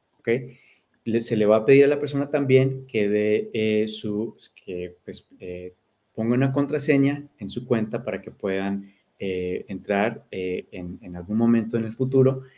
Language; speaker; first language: Spanish; early bilingual, heritage; Spanish